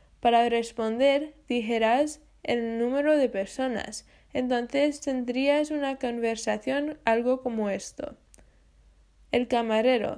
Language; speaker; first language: Spanish; non-native, learner; English